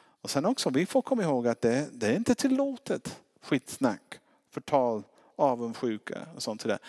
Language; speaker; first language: Swedish; non-native, fluent; English